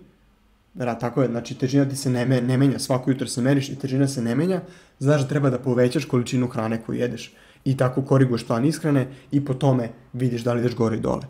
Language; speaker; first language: Serbian; native; Serbian